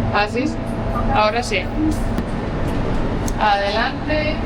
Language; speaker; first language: Spanish; non-native, fluent; Estonian